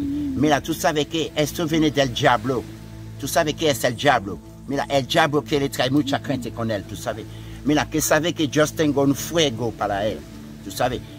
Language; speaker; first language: Spanish; non-native, learner; French